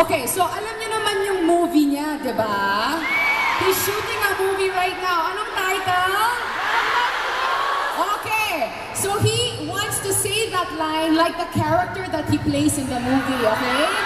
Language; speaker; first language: English; non-native, local second language; Filipino